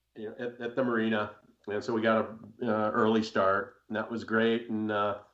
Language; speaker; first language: English; native; English